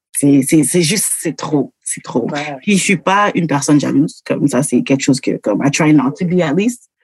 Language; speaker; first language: French; native; French